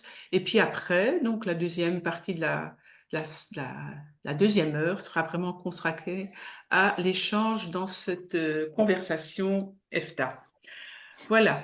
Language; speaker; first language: French; native; French